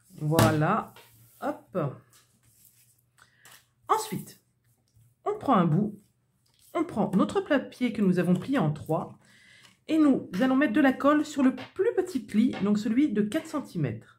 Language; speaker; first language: French; native; French